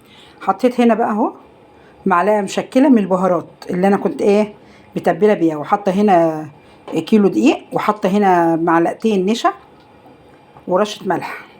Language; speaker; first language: Arabic; native; Arabic